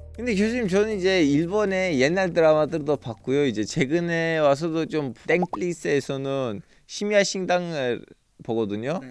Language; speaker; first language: Korean; non-native, fluent; Turkish